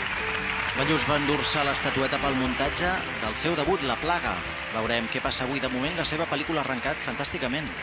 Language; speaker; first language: Catalan; native; Catalan